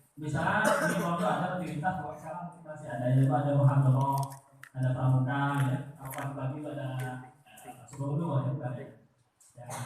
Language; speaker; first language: Indonesian; non-native, local second language; Madurese